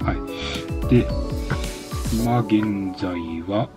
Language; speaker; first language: Japanese; native; Japanese